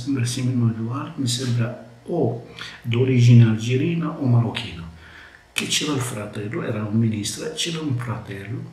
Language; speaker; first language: Italian; non-native, learner; Arabic